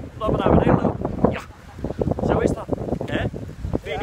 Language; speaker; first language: Dutch; native; Dutch